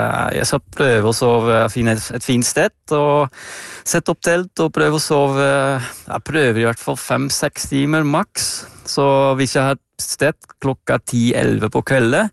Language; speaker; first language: Norwegian; non-native, fluent; Dutch